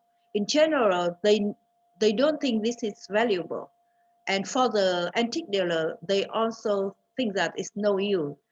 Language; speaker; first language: English; non-native, fluent; Vietnamese